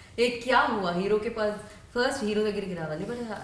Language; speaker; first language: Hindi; non-native, local second language; Telugu